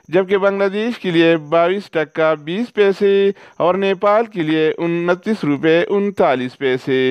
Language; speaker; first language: Urdu; non-native, local second language; Pashto